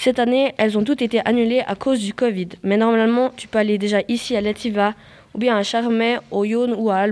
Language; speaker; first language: French; native; French